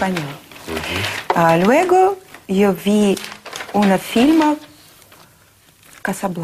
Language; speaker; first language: Spanish; non-native, learner; Russian